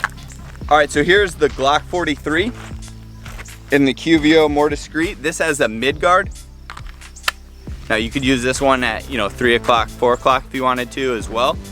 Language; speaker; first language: English; native; English